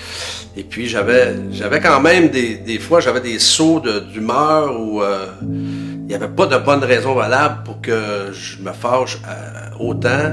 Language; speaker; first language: French; native; French